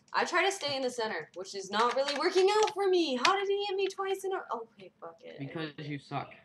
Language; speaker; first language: English; native; English